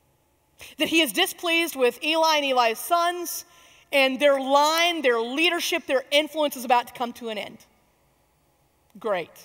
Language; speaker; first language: English; native; English